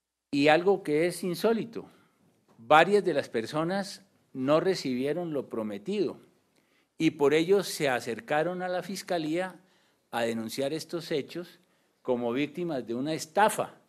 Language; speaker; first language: Spanish; native; Spanish